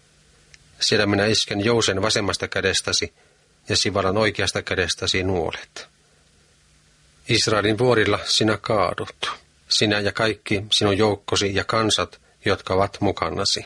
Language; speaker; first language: Finnish; native; Finnish